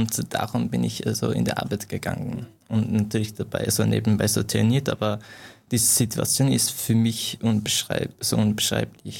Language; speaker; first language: German; non-native, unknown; Persian